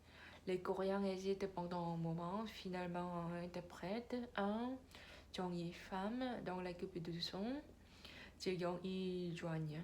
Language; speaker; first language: French; non-native, learner; Korean